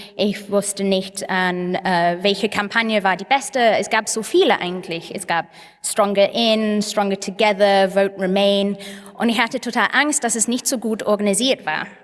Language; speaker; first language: German; non-native, learner; English